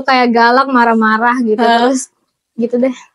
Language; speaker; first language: Indonesian; native; Indonesian